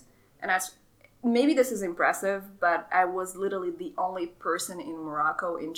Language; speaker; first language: English; non-native, fluent; Arabic